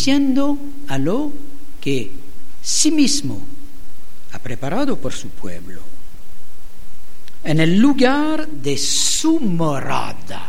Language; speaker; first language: Spanish; non-native, learner; French